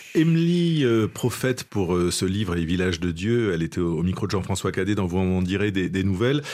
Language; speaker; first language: French; native; French